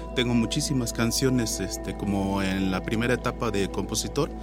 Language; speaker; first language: Spanish; non-native, local second language; Nahuatl languages